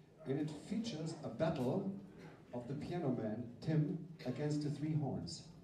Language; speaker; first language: English; non-native, fluent; German